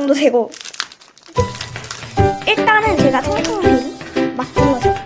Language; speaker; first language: Korean; native; Korean